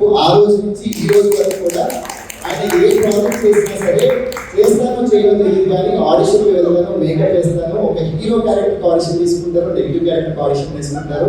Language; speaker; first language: Telugu; native; Telugu